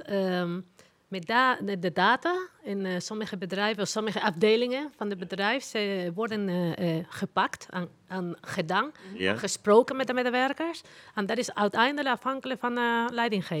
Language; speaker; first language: Dutch; non-native, learner; Spanish